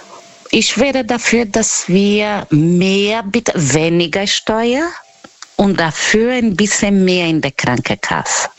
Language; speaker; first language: German; non-native, fluent; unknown